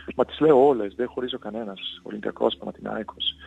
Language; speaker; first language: Greek; non-native, fluent; Italian